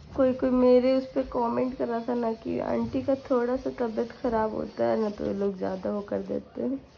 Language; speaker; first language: Hindi; native; Hindi